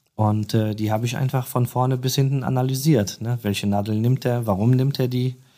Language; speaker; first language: German; non-native, fluent; Polish